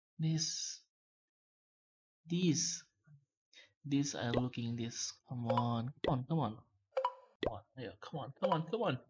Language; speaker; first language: English; non-native, learner; Malay